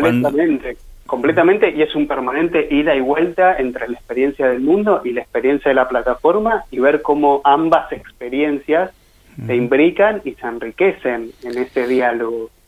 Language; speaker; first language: Spanish; native; Spanish